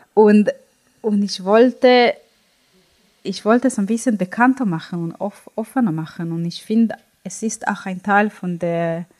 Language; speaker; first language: German; non-native, fluent; Hebrew